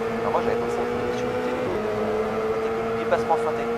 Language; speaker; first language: French; native; French